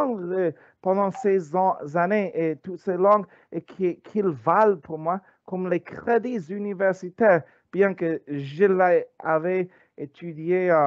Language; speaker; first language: French; non-native, learner; English